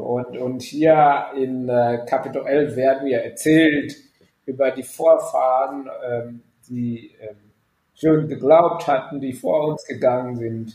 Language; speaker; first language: German; non-native, fluent; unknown